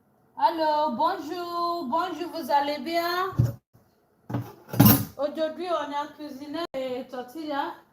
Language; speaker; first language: French; non-native, learner; English